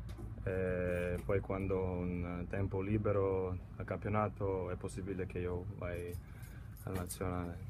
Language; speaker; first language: Italian; non-native, learner; Latvian